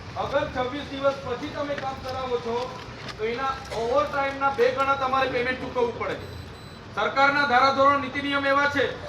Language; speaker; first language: Gujarati; non-native, local second language; Vasavi